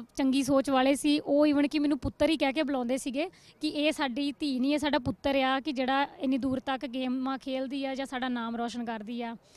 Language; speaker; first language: Punjabi; native; Punjabi